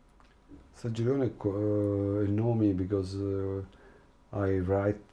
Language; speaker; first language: English; non-native, learner; Italian